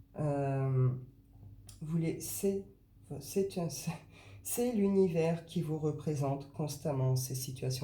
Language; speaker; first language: French; native; French